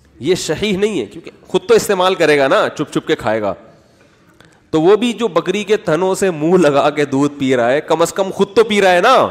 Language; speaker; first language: Urdu; native; Urdu